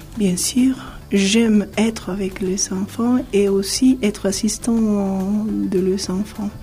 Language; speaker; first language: French; non-native, fluent; Spanish